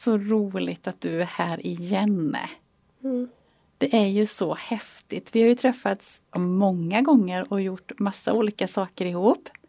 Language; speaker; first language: Swedish; native; Swedish